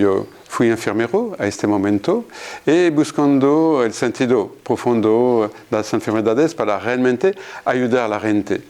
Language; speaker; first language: Spanish; non-native, fluent; French